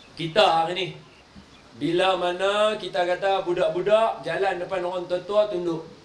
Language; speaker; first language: Malay; native; Malay